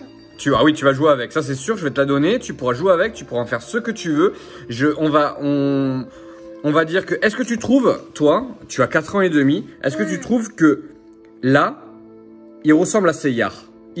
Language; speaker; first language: French; native; French